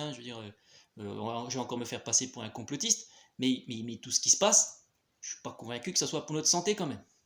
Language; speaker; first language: French; native; French